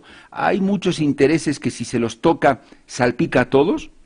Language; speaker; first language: Spanish; native; Spanish